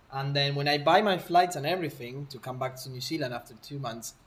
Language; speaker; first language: English; non-native, fluent; Spanish